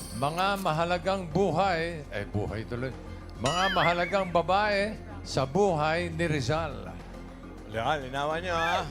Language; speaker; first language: Filipino; native; Filipino